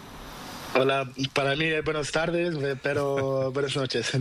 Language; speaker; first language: Spanish; non-native, learner; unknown